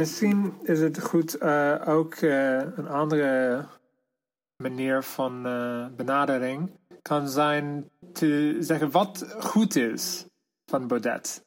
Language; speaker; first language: Dutch; non-native, fluent; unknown